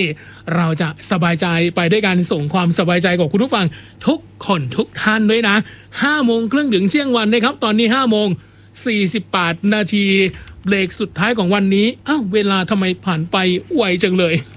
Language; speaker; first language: Thai; non-native, local second language; Northeastern Thai